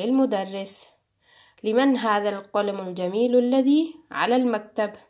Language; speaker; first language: Arabic; non-native, fluent; Urdu